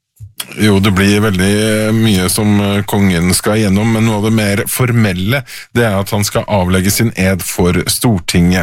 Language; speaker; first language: Norwegian; native; Norwegian